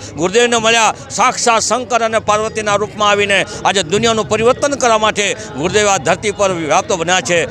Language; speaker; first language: Gujarati; native; Gujarati